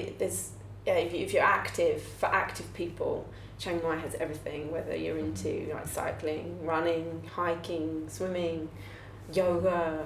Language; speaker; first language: English; native; English